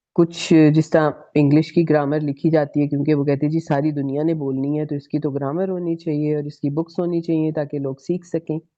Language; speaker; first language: Urdu; native; Urdu